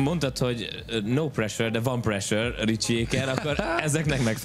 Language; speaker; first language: Hungarian; native; Hungarian